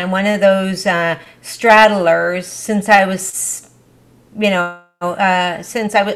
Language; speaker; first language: English; early bilingual, other home language; Spanish